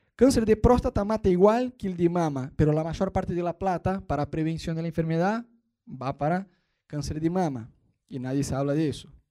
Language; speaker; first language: Spanish; non-native, fluent; Portuguese